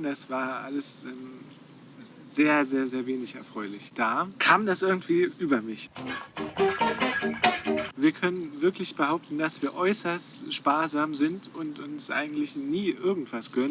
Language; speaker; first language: German; native; German